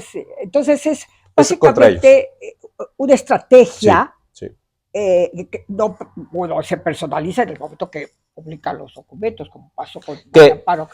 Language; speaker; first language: Spanish; native; Spanish